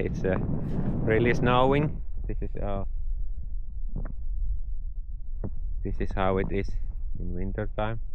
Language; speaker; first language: English; non-native, learner; Finnish